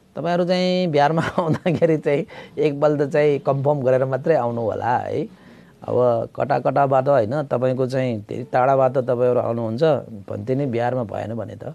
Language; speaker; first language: Nepali; native; Nepali